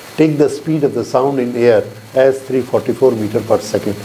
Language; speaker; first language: English; non-native, local second language; Hindi